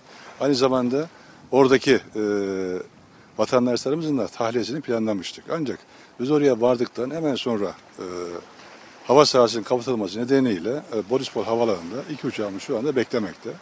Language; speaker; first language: Turkish; native; Turkish